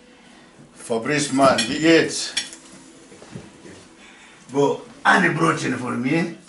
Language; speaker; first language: German; non-native, learner; Portuguese